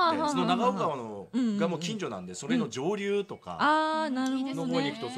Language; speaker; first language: Japanese; native; Japanese